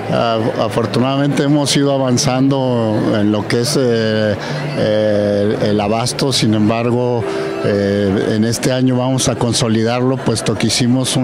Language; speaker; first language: Spanish; native; Spanish